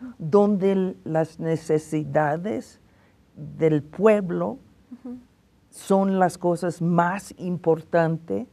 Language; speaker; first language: Spanish; non-native, fluent; English